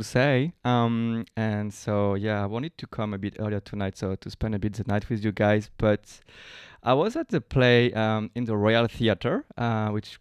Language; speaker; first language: English; non-native, fluent; French